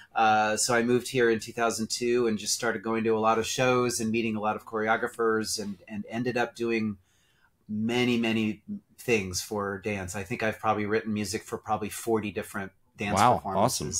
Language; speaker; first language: English; native; English